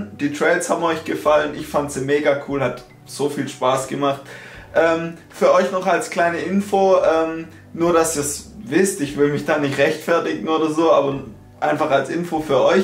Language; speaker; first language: German; native; German